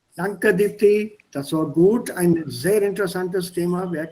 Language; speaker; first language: German; non-native, fluent; Hindi